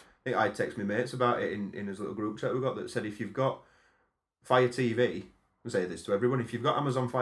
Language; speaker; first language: English; native; English